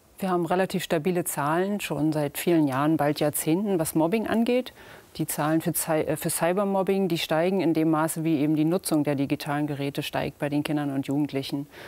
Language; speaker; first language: German; native; German